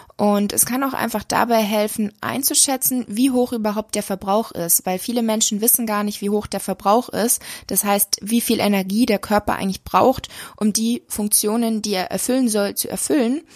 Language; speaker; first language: German; native; German